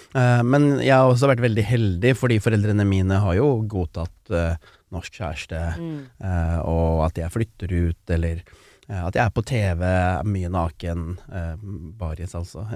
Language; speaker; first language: Norwegian; early bilingual, other home language; Tamil